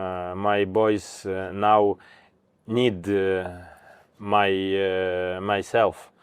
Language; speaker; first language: English; non-native, learner; Ukrainian